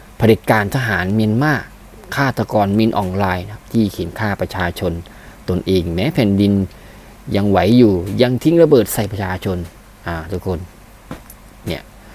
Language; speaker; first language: Thai; native; Thai